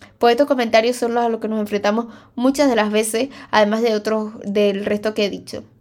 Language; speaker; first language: Spanish; early bilingual, other home language; Chinese